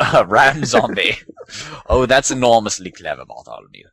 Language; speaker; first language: English; native; English